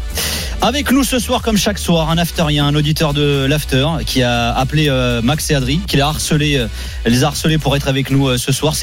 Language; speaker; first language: French; native; French